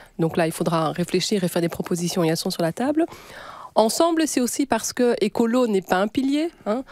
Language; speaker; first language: French; native; French